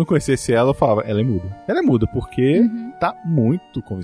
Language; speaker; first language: Portuguese; native; Portuguese